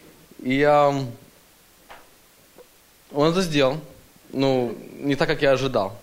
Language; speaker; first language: Russian; early bilingual, heritage; Russian